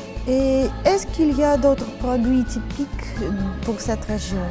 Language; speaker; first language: French; non-native, learner; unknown